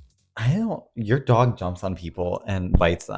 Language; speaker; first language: English; native; English